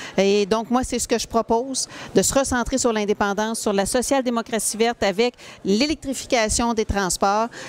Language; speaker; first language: French; native; French